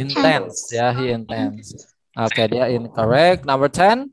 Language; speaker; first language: English; non-native, fluent; Indonesian